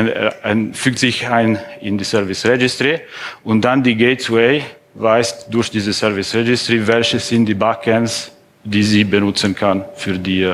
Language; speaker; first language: German; non-native, fluent; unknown